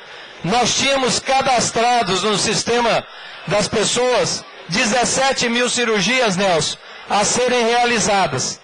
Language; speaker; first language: Portuguese; native; Portuguese